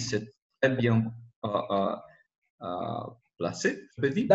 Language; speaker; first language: French; non-native, learner; Portuguese